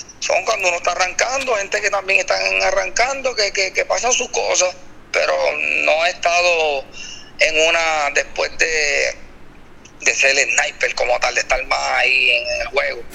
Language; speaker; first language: Spanish; native; Spanish